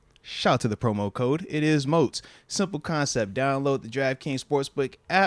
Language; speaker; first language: English; native; English